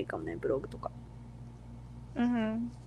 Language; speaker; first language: Japanese; non-native, fluent; English